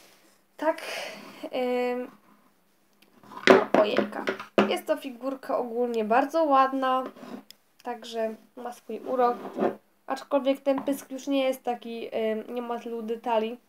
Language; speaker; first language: Polish; native; Polish